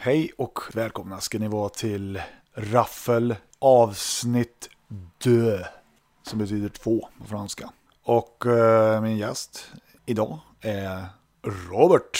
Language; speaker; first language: Swedish; native; Swedish